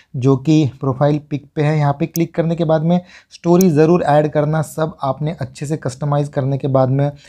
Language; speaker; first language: Hindi; non-native, local second language; Marathi